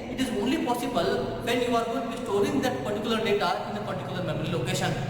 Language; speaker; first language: English; non-native, local second language; Kannada